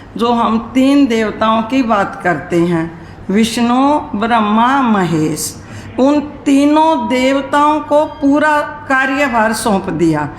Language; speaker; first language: Hindi; native; Hindi